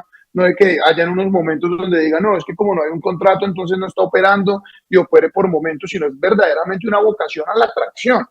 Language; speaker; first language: Spanish; native; Spanish